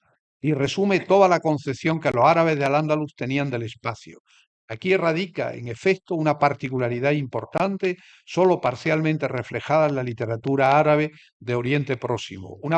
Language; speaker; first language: Spanish; native; Spanish